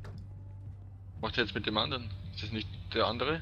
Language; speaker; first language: German; native; German